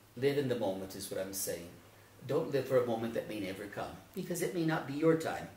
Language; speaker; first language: English; native; English